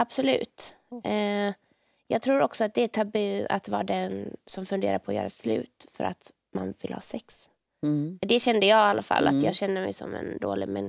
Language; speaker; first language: Swedish; native; Swedish